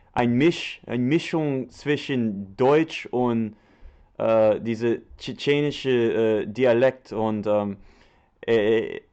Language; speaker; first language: German; non-native, learner; English